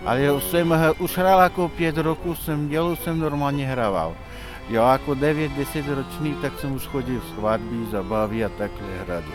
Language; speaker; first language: Czech; non-native, local second language; Slovak